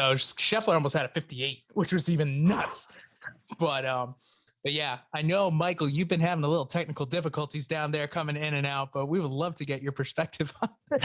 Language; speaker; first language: English; native; English